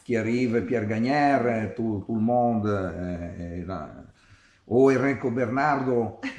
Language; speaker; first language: French; non-native, learner; Italian